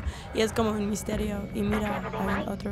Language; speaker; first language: Spanish; non-native, learner; English